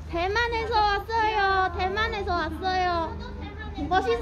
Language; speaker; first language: Korean; non-native, learner; Chinese